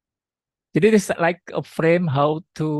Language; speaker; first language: English; non-native, learner; Indonesian